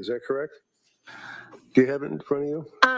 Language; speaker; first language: English; native; English